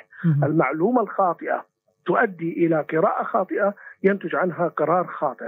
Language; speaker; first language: Arabic; native; Arabic